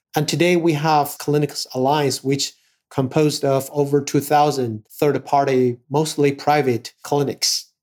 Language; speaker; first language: English; non-native, fluent; Chinese